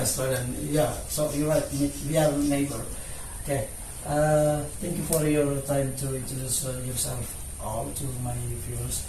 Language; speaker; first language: English; non-native, learner; Indonesian